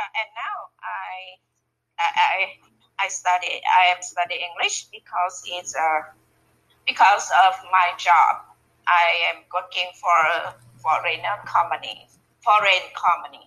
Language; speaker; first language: English; non-native, learner; Vietnamese